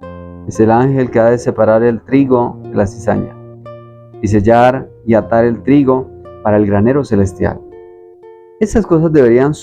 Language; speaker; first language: Spanish; native; Spanish